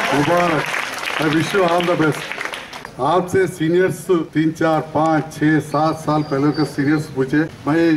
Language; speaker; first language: Hindi; non-native, local second language; Telugu